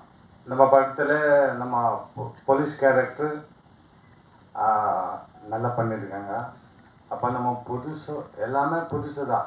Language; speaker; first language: Tamil; non-native, learner; Kannada